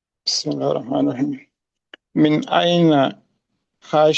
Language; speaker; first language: Arabic; non-native, learner; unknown